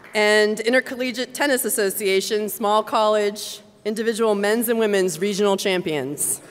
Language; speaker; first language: English; native; English